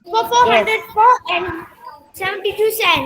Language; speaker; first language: English; non-native, local second language; Tamil